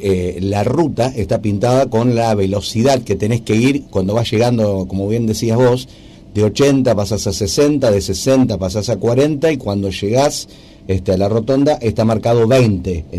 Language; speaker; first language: Spanish; native; Spanish